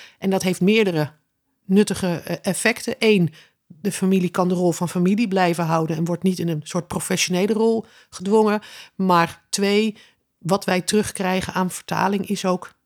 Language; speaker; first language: Dutch; native; Dutch